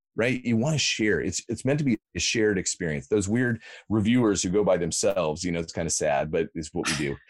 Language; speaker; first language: English; native; English